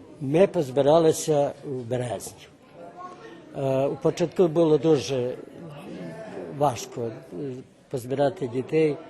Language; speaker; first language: Ukrainian; early bilingual, heritage; Ukrainian